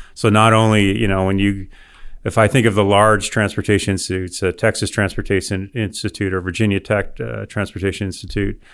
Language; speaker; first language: English; native; English